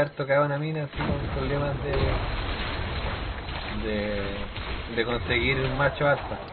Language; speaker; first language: Spanish; native; Spanish